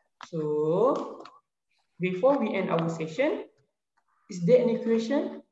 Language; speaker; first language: English; non-native, local second language; Malay